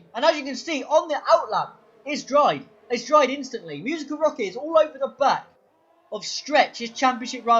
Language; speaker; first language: English; native; English